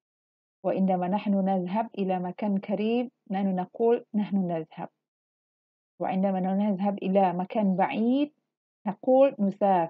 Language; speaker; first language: Arabic; non-native, fluent; Indonesian